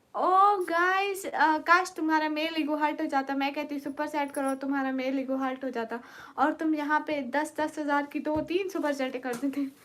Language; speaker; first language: Urdu; non-native, local second language; Saraiki